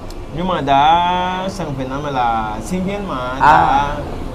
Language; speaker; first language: Vietnamese; non-native, learner; Portuguese